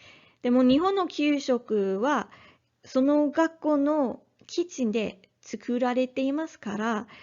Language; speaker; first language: Japanese; non-native, learner; English